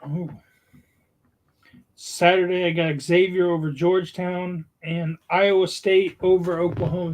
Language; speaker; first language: English; native; English